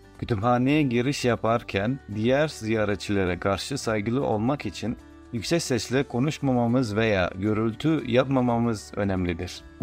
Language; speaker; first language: Turkish; non-native, fluent; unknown